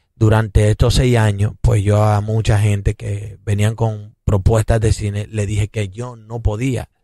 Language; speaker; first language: Spanish; native; Spanish